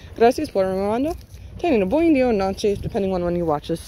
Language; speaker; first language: Spanish; non-native, learner; English